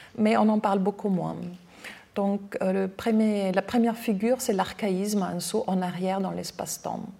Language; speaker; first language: French; non-native, fluent; German